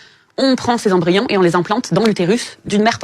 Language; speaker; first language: French; native; French